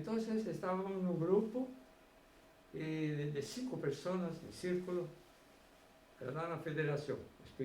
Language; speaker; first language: Spanish; non-native, fluent; Portuguese